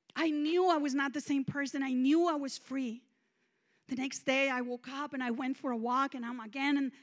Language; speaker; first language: English; non-native, fluent; Spanish